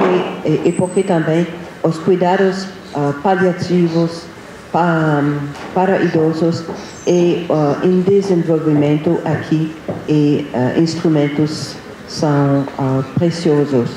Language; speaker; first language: Portuguese; non-native, fluent; English